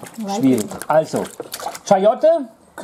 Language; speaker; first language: German; native; German